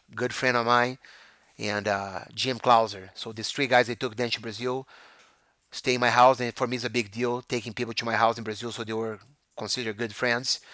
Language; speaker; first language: English; non-native, fluent; Portuguese